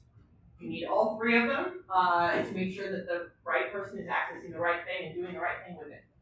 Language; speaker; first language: English; native; English